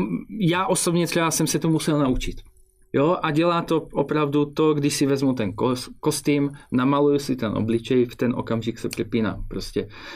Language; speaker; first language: Czech; native; Czech